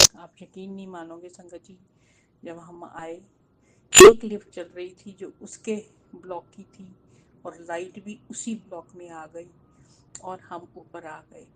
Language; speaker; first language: Hindi; non-native, local second language; Punjabi